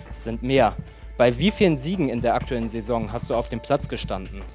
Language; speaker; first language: German; native; German